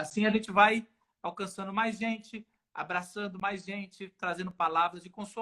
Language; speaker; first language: Portuguese; native; Portuguese